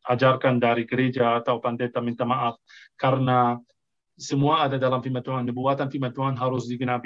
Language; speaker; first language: Indonesian; non-native, fluent; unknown